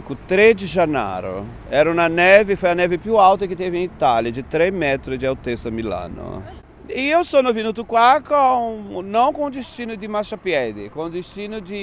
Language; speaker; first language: Italian; non-native, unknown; Portuguese